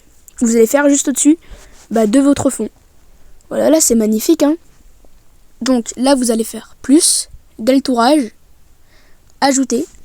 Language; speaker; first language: French; native; French